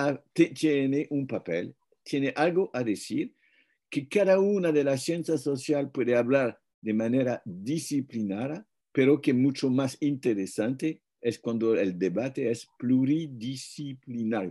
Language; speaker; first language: Spanish; non-native, fluent; French